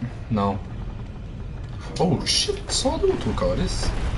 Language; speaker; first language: French; native; French